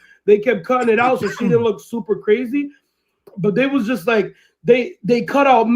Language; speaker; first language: English; early bilingual, other home language; Spanish